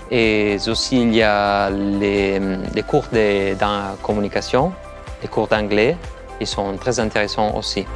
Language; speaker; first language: French; non-native, fluent; Italian